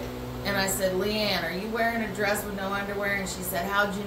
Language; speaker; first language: English; native; English